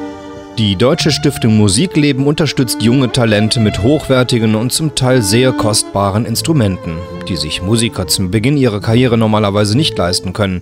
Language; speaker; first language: German; native; German